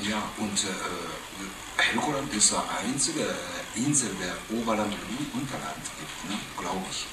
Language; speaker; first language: German; non-native, fluent; Japanese